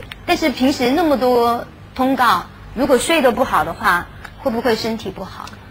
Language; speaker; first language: Chinese; native; Chinese